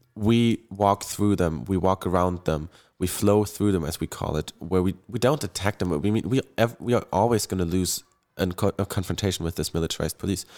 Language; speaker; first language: English; non-native, fluent; German